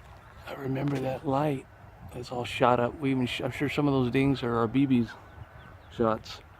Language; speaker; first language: English; native; English